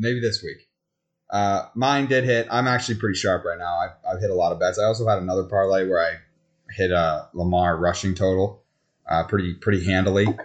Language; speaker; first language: English; native; English